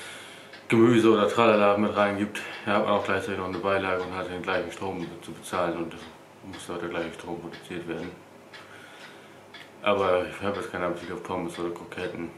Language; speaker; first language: German; native; German